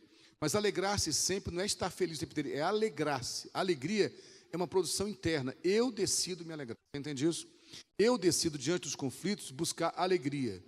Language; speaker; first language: Portuguese; native; Portuguese